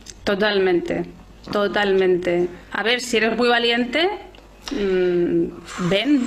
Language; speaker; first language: Spanish; native; Spanish